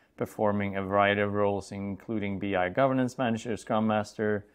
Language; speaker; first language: English; non-native, fluent; Swedish